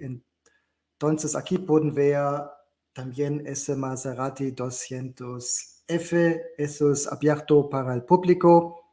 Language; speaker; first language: Spanish; non-native, learner; German